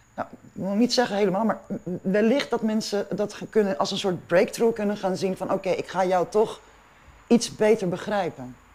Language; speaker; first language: Dutch; non-native, local second language; Papiamento